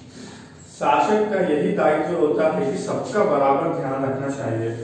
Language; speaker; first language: Hindi; non-native, local second language; Telugu